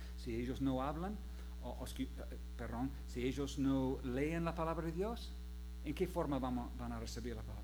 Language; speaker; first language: Spanish; non-native, fluent; English